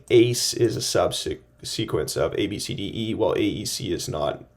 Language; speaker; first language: English; native; English